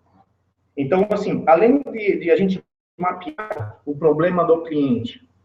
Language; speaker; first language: Portuguese; native; Portuguese